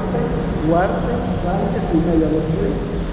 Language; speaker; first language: Spanish; native; Spanish